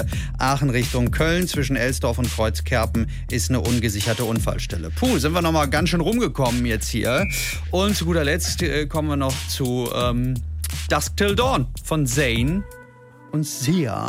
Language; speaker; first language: German; native; German